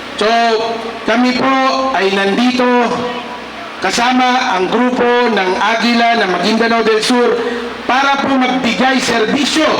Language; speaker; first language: Filipino; non-native, local second language; Maguindanaon